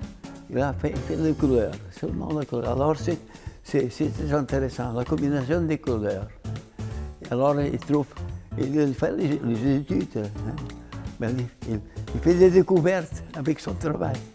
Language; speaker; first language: French; non-native, learner; Catalan